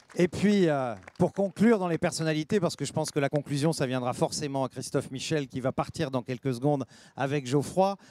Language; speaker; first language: French; native; French